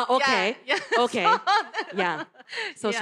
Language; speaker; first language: English; non-native, learner; Japanese